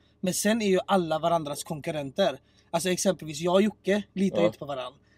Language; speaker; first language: Swedish; native; Swedish